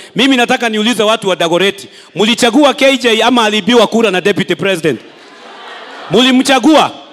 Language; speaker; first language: Swahili; native; Swahili